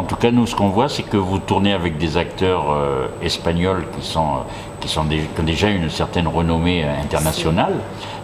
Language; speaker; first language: French; native; French